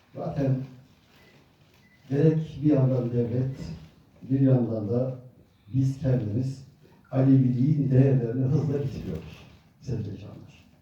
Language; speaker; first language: Turkish; native; Turkish